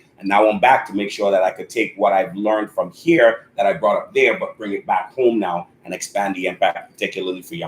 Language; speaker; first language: English; native; English